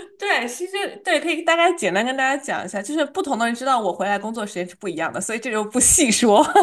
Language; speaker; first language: Chinese; native; Chinese